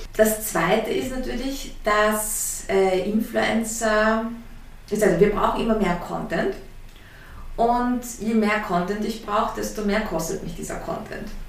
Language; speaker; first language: German; early bilingual, heritage; German